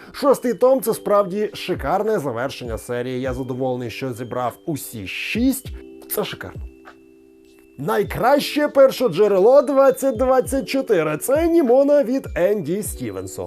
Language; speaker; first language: Ukrainian; native; Ukrainian